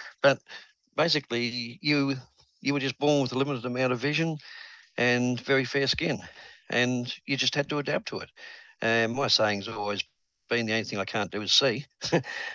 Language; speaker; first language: English; native; English